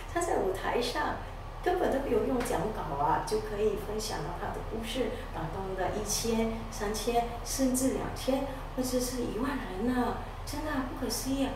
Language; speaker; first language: Chinese; non-native, local second language; Malay